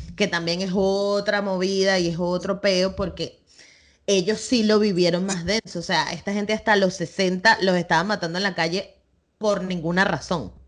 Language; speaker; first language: Spanish; native; Spanish